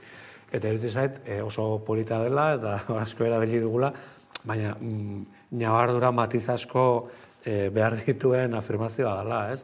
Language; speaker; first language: Basque; native; Basque